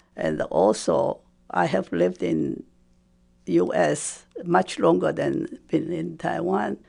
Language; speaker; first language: English; non-native, fluent; Japanese